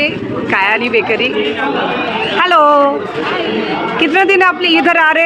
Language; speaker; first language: Hindi; non-native, local second language; Bangla